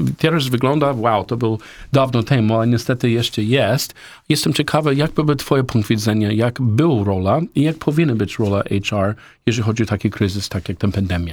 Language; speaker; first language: Polish; non-native, learner; English